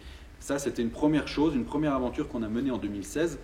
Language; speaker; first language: French; native; French